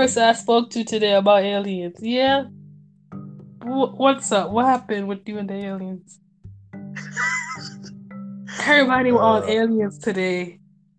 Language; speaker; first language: English; native; English